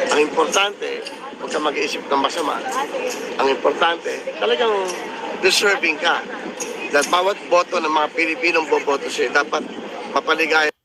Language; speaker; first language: Filipino; native; Filipino